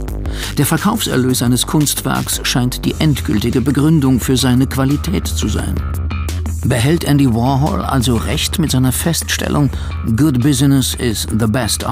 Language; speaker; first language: German; native; German